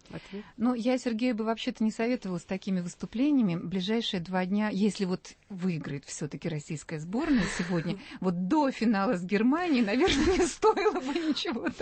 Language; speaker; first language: Russian; native; Russian